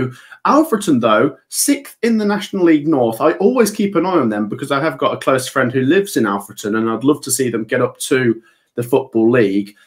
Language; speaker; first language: English; native; English